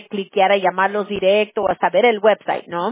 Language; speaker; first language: Spanish; early bilingual, heritage; Spanish